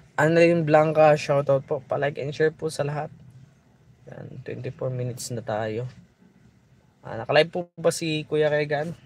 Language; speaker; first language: Filipino; native; Filipino